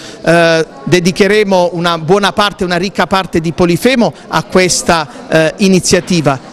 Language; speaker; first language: Italian; native; Italian